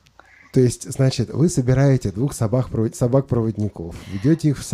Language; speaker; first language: Russian; native; Russian